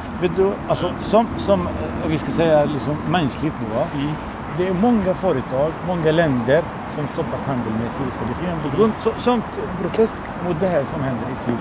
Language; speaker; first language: Swedish; non-native, fluent; Arabic